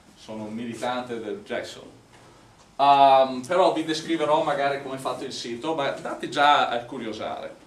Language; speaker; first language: Italian; non-native, fluent; English